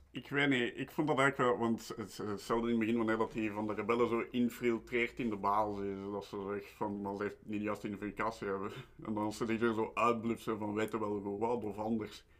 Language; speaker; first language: Dutch; native; Dutch